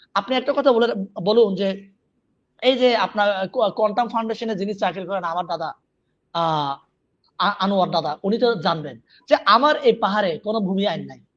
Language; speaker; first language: Bangla; non-native, local second language; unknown